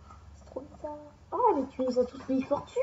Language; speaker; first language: French; native; French